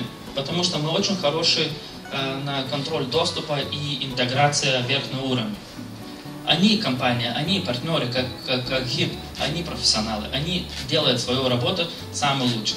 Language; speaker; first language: Russian; non-native, fluent; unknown